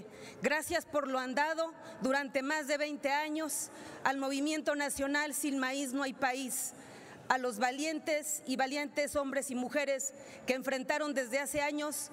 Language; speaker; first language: Spanish; native; Spanish